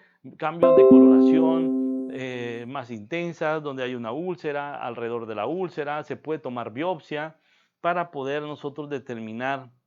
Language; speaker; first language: Spanish; native; Spanish